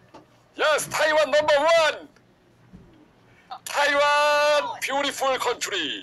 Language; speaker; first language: English; non-native, learner; Korean